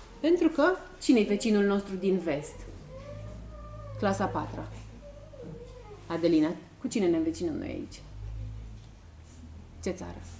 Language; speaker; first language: Romanian; native; Romanian